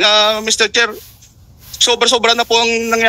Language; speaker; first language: Filipino; native; Filipino